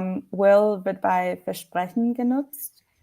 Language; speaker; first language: German; non-native, fluent; English